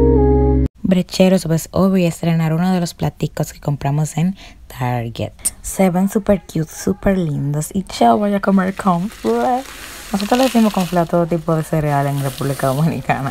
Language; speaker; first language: Spanish; native; Spanish